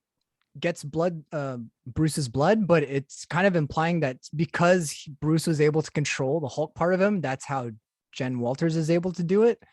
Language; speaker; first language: English; native; English